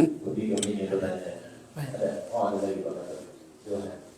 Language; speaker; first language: Indonesian; native; Indonesian